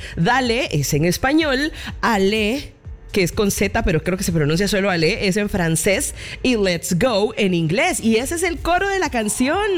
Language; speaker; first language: Spanish; native; Spanish